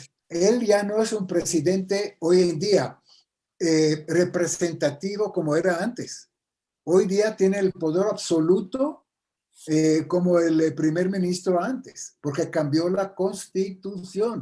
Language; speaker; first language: Spanish; non-native, fluent; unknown